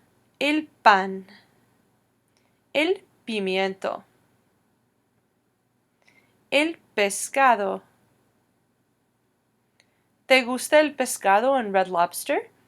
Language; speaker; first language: Spanish; non-native, fluent; English